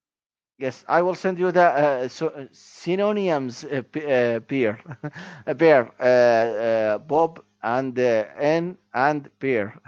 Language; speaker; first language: English; non-native, learner; Arabic